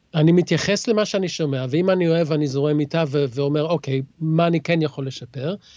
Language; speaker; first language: Hebrew; early bilingual, other home language; English